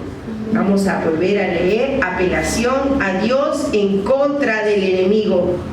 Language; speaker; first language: Spanish; native; Spanish